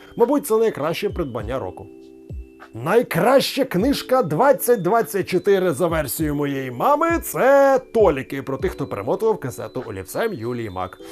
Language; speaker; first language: Ukrainian; native; Ukrainian